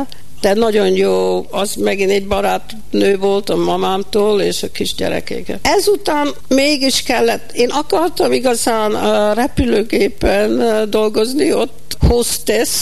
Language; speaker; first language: Hungarian; early bilingual, heritage; Hungarian